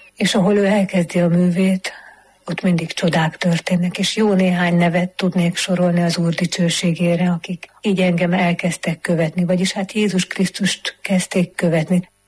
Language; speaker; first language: Hungarian; native; Hungarian